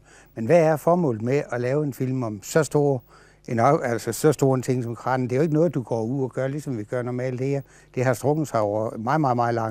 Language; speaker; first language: Danish; native; Danish